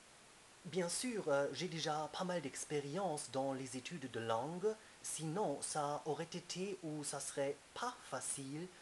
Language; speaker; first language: French; non-native, fluent; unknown